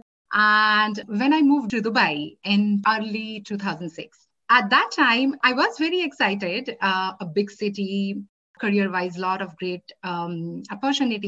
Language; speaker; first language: English; non-native, local second language; Marathi